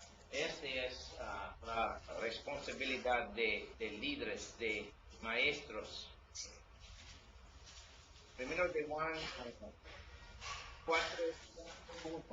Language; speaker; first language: Spanish; non-native, learner; English